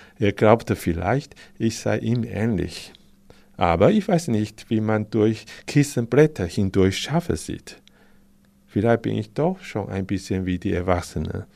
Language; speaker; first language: German; non-native, fluent; Chinese